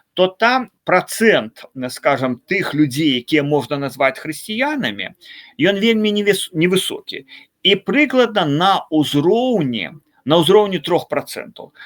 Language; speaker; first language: Belarusian; native; Belarusian